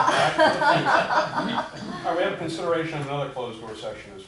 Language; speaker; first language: English; native; English